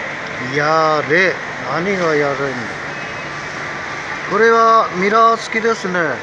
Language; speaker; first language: Japanese; native; Japanese